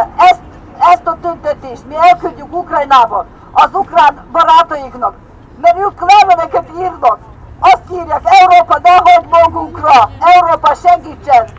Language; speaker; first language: Hungarian; non-native, fluent; Ukrainian